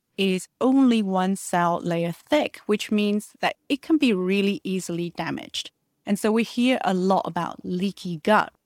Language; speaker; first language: English; early bilingual, other home language; Chinese